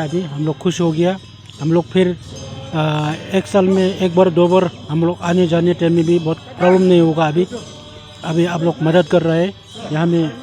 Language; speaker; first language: Hindi; non-native, learner; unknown